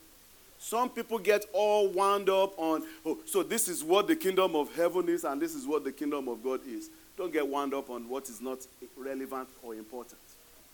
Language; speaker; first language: English; non-native, local second language; Yoruba